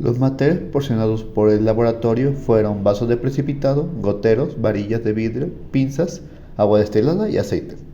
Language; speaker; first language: Spanish; native; Spanish